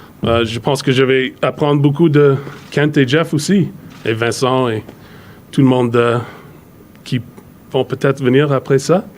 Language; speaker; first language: French; non-native, fluent; English